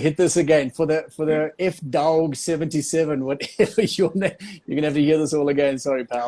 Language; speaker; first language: English; native; English